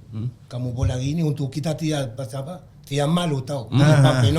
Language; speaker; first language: Indonesian; non-native, learner; Spanish